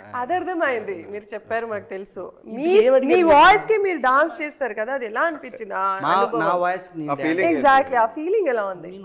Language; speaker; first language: Telugu; non-native, fluent; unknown